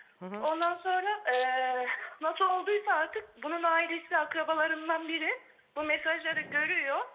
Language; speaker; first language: Turkish; native; Turkish